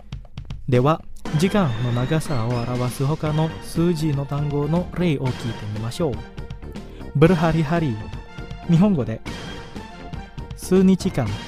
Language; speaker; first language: Japanese; non-native, fluent; Indonesian